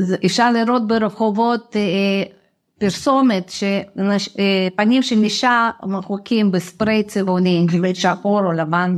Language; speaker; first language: Hebrew; non-native, fluent; Russian